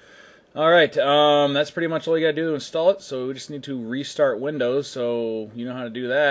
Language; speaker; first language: English; native; English